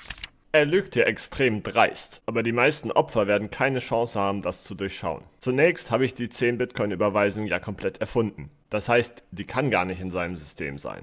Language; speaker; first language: German; native; German